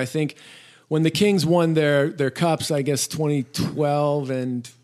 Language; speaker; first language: English; native; English